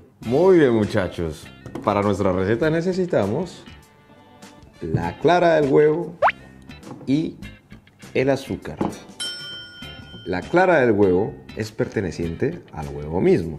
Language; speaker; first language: Spanish; native; Spanish